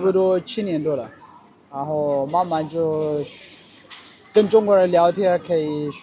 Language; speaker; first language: Chinese; non-native, learner; Amharic